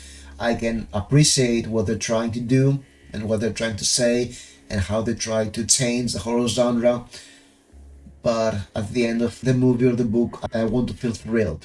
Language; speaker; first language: English; non-native, fluent; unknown